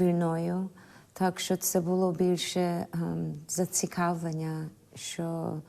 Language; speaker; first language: Ukrainian; early bilingual, heritage; Ukrainian